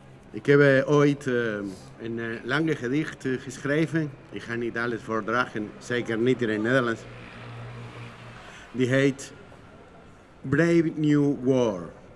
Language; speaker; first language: Dutch; non-native, fluent; Spanish